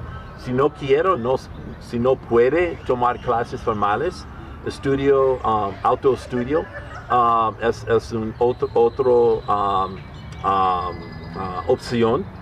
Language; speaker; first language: Spanish; non-native, learner; English